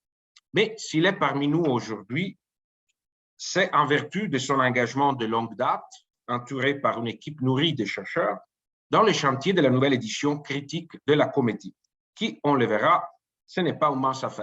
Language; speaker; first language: French; native; French